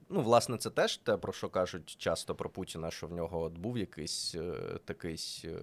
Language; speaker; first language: Ukrainian; non-native, local second language; Russian